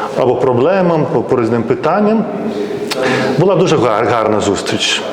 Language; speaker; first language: Ukrainian; non-native, fluent; Lithuanian